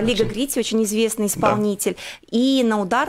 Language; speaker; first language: Russian; native; Russian